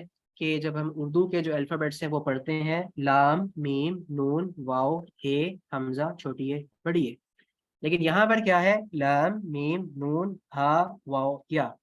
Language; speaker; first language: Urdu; non-native, local second language; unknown